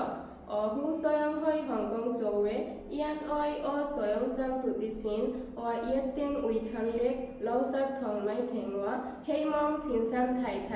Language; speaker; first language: Cantonese; non-native, learner; Bangla